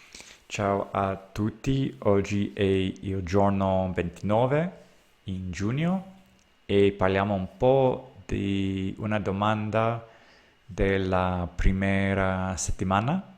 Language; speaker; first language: Italian; non-native, learner; English